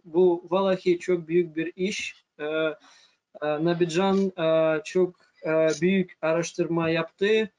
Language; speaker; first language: Turkish; non-native, fluent; Russian